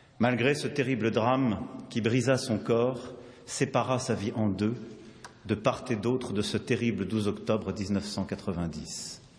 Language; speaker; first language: French; native; French